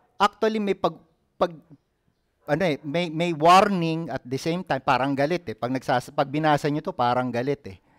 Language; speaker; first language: Filipino; native; Filipino